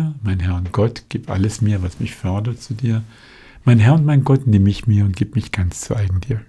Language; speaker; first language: German; native; German